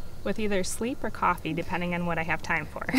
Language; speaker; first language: English; native; English